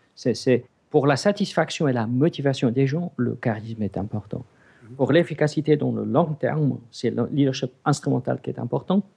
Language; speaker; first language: French; non-native, fluent; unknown